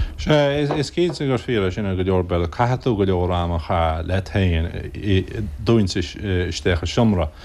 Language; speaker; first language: Irish; native; Irish